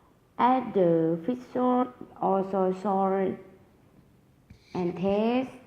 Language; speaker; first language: English; non-native, learner; Thai